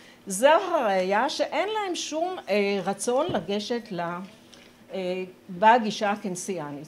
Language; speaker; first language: Hebrew; native; Hebrew